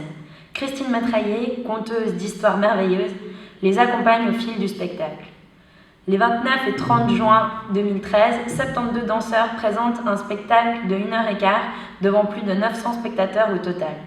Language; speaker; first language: French; native; French